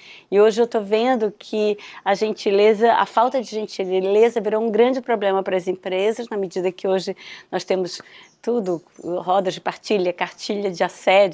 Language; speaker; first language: Portuguese; native; Portuguese